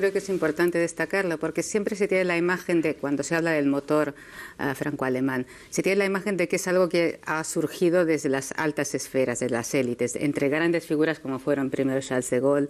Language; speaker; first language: Spanish; native; Spanish